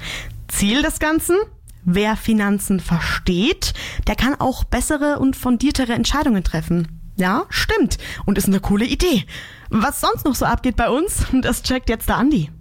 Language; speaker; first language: German; native; German